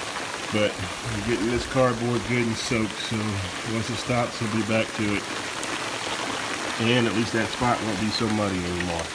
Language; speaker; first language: English; native; English